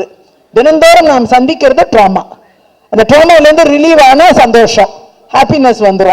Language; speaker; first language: Tamil; native; Tamil